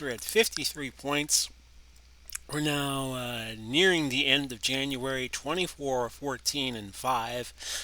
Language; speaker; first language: English; native; English